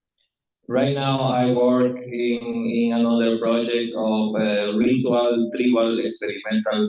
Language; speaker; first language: English; non-native, learner; Spanish